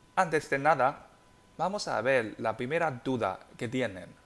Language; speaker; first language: Spanish; non-native, fluent; Chinese